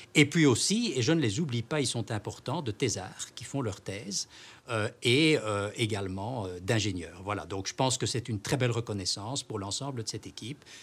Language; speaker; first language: French; native; French